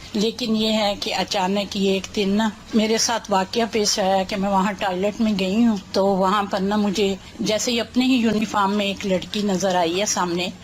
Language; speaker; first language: Urdu; native; Urdu